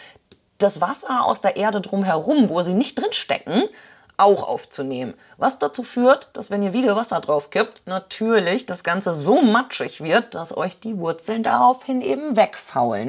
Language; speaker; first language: German; native; German